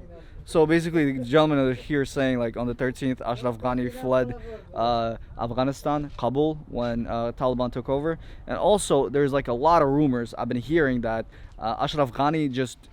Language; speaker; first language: English; early bilingual, heritage; English